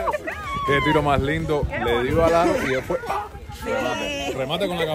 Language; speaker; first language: Spanish; native; Spanish